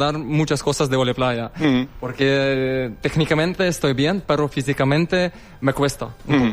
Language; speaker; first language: Spanish; non-native, fluent; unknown